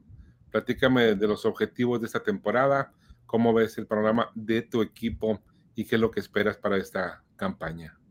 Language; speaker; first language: Spanish; native; Spanish